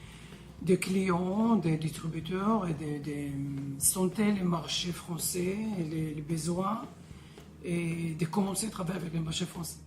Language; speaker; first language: French; non-native, learner; Hebrew